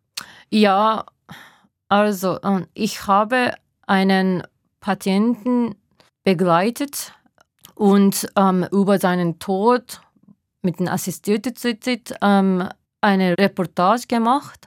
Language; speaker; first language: German; non-native, fluent; Japanese